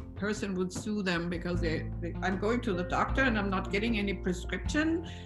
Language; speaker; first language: English; non-native, fluent; German